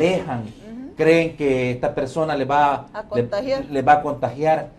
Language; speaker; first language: Spanish; native; Spanish